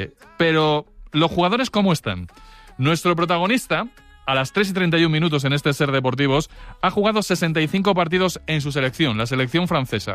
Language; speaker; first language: Spanish; native; Spanish